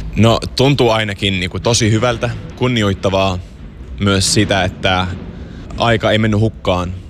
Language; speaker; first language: Finnish; non-native, fluent; Arabic